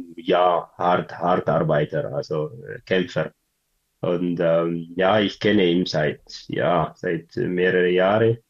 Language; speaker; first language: German; non-native, learner; Tigrinya